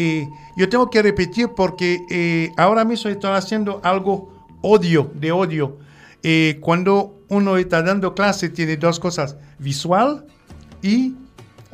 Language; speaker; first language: Spanish; non-native, fluent; French